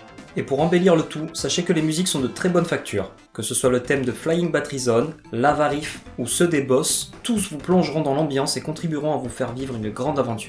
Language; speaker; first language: French; native; French